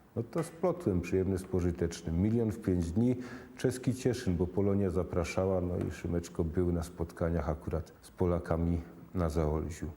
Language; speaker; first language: Polish; native; Polish